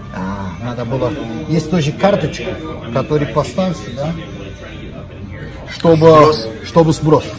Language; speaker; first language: Russian; non-native, fluent; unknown